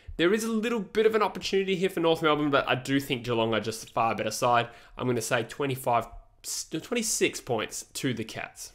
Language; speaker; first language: English; native; English